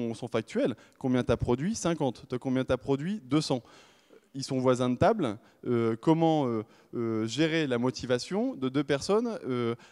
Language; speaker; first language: French; native; French